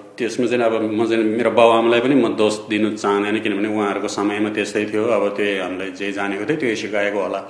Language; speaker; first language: Nepali; non-native, local second language; Eastern Tamang